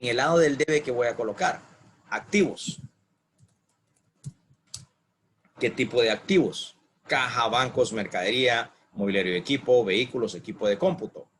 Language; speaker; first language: Spanish; native; Spanish